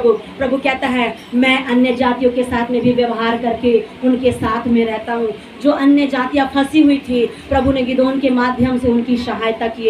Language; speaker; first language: Hindi; native; Hindi